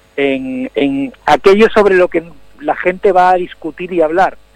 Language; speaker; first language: Spanish; native; Spanish